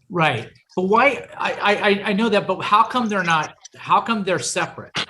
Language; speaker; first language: English; native; English